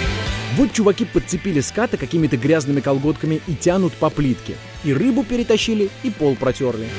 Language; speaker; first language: Russian; native; Russian